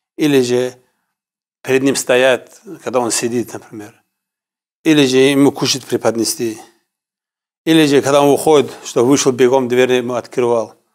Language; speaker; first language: Russian; non-native, local second language; Kumyk